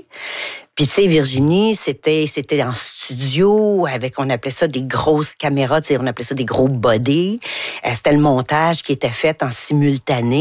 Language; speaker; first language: French; native; French